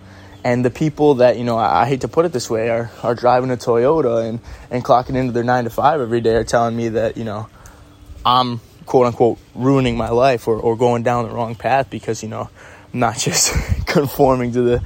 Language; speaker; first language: English; native; English